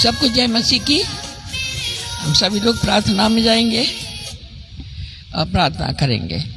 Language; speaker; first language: Hindi; native; Hindi